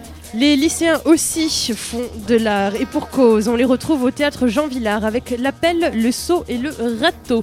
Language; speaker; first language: French; native; French